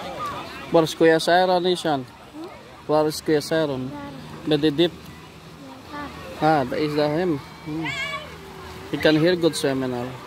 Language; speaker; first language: Dutch; non-native, learner; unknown